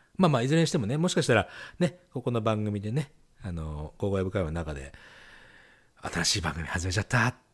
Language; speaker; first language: Japanese; native; Japanese